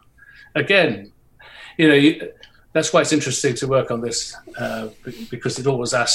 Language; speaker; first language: English; native; English